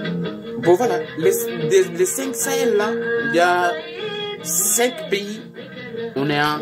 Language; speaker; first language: French; non-native, learner; Bambara